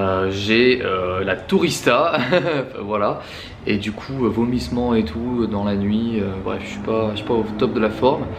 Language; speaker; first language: French; native; French